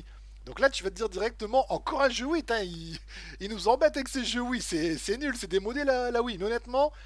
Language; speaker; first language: French; native; French